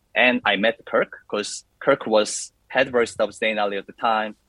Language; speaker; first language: English; non-native, learner; Korean